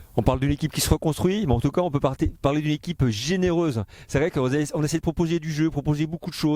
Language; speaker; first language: French; native; French